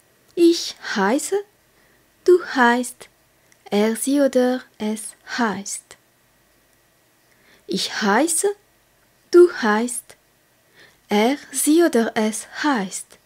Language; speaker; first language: German; non-native, fluent; French